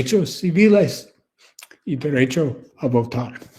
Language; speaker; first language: Spanish; non-native, learner; English